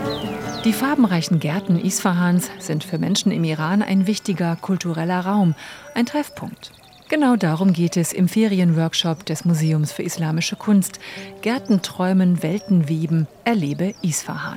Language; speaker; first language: German; native; German